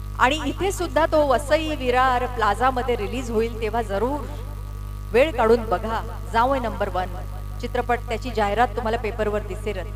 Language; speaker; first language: Marathi; non-native, local second language; Konkani